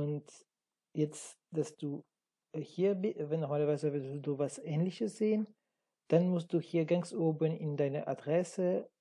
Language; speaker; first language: German; non-native, learner; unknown